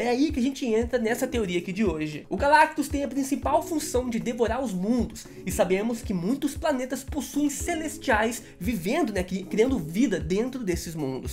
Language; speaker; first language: Portuguese; native; Portuguese